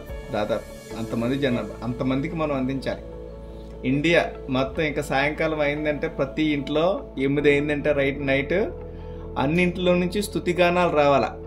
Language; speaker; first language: Telugu; native; Telugu